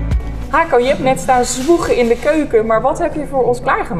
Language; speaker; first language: Dutch; native; Dutch